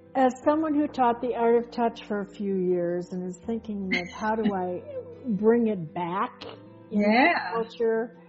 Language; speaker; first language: English; native; English